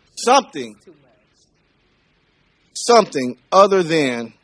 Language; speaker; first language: English; native; English